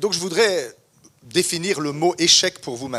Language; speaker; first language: French; native; French